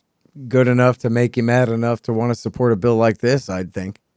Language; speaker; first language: English; native; English